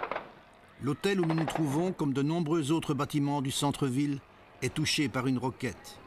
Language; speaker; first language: French; native; French